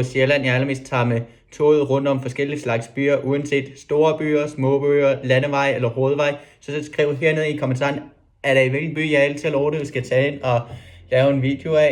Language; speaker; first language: Danish; native; Danish